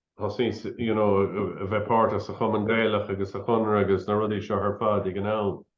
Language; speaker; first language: Irish; non-native, local second language; English